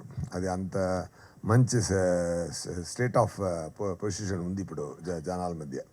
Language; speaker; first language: Telugu; non-native, local second language; Tamil